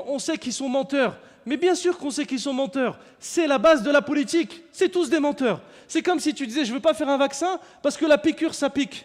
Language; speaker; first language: French; native; French